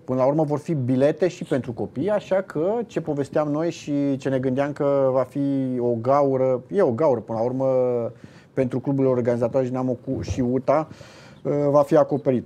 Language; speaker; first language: Romanian; native; Romanian